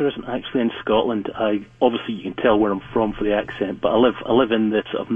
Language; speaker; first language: English; native; English